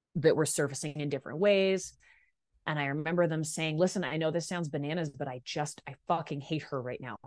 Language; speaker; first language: English; native; English